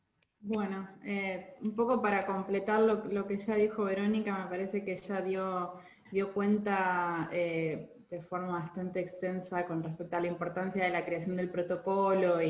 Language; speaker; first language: Spanish; native; Spanish